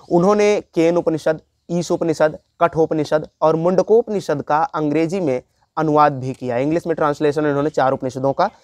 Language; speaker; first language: Hindi; native; Hindi